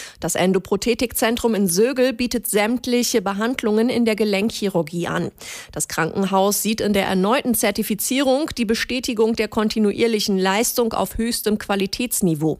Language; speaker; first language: German; native; German